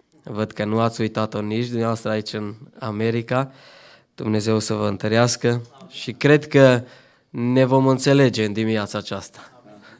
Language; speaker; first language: Romanian; non-native, fluent; Albanian